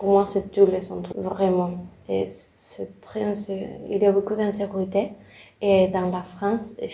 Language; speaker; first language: French; non-native, learner; Spanish